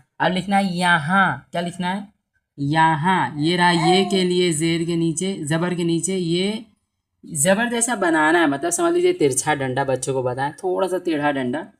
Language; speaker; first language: Hindi; native; Hindi